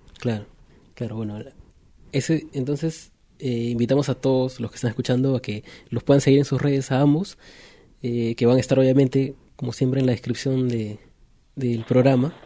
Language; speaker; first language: Spanish; native; Spanish